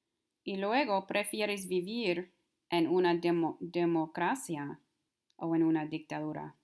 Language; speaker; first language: Spanish; non-native, fluent; English